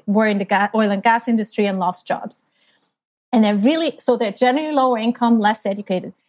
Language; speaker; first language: English; non-native, fluent; German